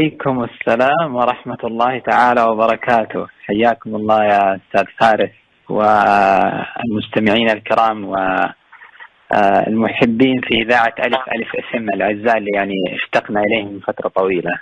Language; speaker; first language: Arabic; native; Arabic